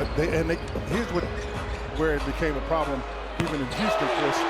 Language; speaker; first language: English; native; English